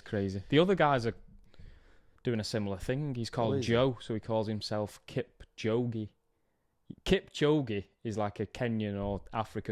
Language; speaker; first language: English; native; English